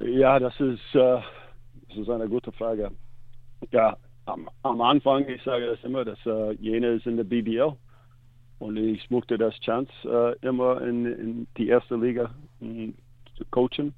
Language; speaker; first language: German; non-native, learner; English